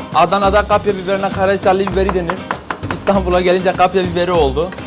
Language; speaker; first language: Turkish; native; Turkish